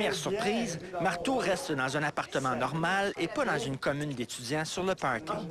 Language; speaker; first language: French; native; French